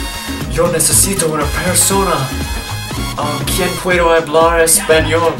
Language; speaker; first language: Spanish; non-native, learner; English